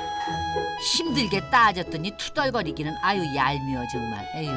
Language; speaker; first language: Korean; native; Korean